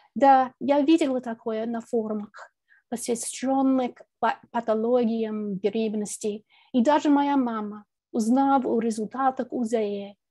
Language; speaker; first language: Russian; non-native, fluent; English